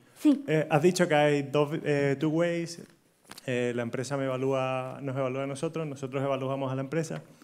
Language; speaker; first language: Spanish; native; Spanish